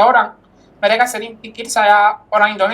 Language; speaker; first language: Indonesian; non-native, fluent; Polish